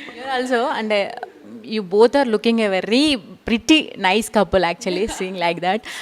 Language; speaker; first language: English; non-native, local second language; Telugu